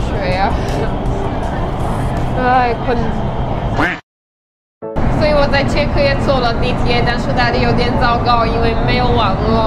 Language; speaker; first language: Chinese; non-native, fluent; Czech